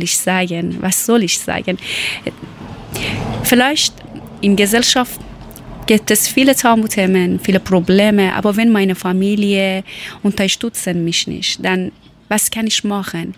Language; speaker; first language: German; non-native, learner; Persian